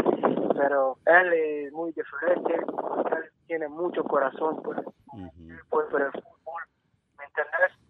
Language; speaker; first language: Spanish; non-native, learner; English